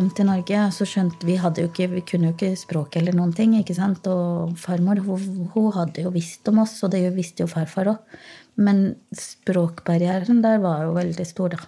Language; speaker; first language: Norwegian; early bilingual, other home language; Portuguese